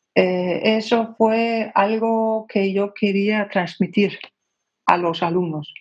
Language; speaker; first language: Spanish; non-native, fluent; Danish